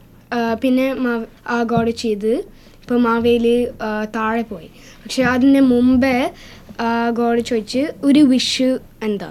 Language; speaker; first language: Malayalam; early bilingual, heritage; Malayalam